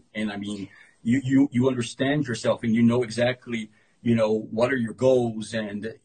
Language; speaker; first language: English; non-native, fluent; Portuguese